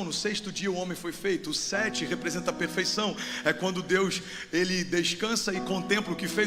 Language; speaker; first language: Portuguese; native; Portuguese